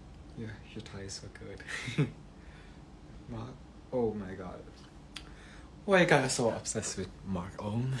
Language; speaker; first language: English; non-native, learner; Thai